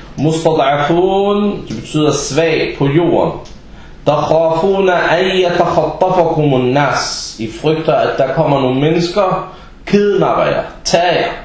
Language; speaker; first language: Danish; early bilingual, other home language; Arabic